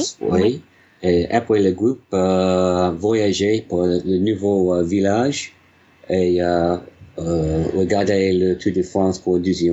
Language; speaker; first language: French; non-native, learner; English